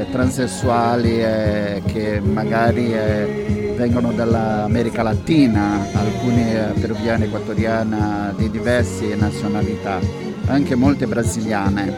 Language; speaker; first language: Italian; non-native, fluent; Portuguese